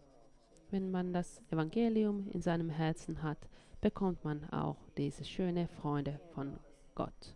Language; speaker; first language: German; non-native, fluent; Finnish